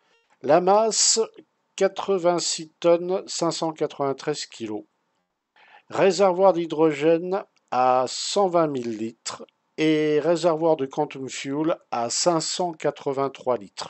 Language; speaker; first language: French; native; French